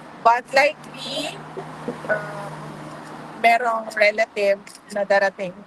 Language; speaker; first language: Filipino; non-native, local second language; Cebuano